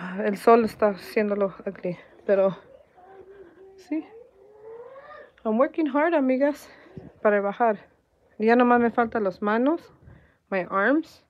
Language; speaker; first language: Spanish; early bilingual, heritage; Spanish